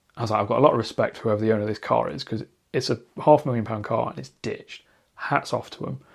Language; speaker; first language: English; native; English